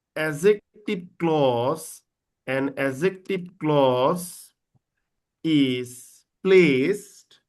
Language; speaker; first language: English; non-native, local second language; Bangla